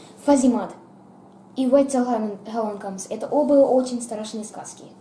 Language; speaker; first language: Russian; early bilingual, heritage; Russian